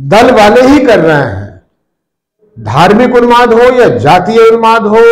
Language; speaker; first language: Hindi; native; Hindi